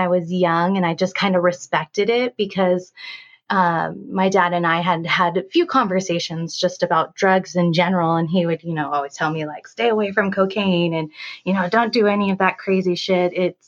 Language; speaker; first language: English; native; English